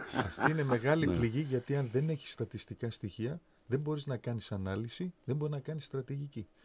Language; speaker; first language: Greek; early bilingual, heritage; Greek